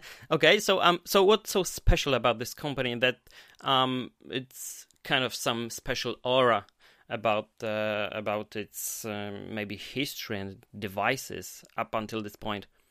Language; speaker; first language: English; non-native, fluent; Polish